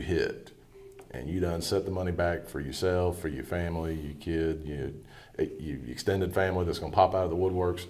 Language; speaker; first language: English; native; English